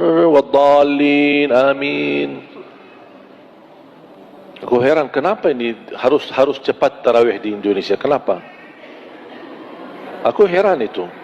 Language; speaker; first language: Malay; non-native, fluent; Arabic